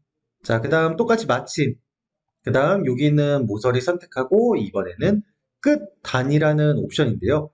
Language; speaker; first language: Korean; native; Korean